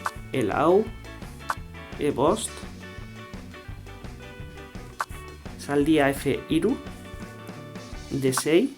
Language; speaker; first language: Basque; non-native, local second language; Spanish